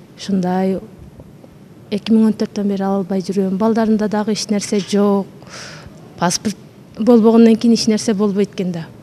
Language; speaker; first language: Kyrgyz; early bilingual, heritage; Kyrgyz